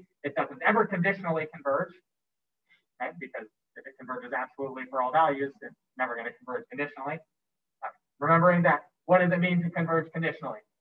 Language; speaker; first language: English; native; English